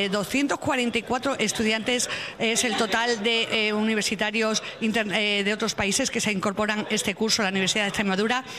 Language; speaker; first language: Spanish; native; Spanish